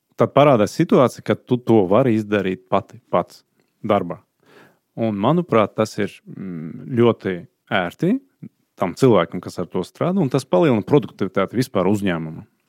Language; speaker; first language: Latvian; non-native, fluent; Azerbaijani